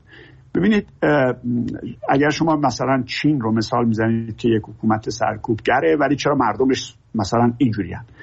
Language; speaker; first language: Persian; native; Persian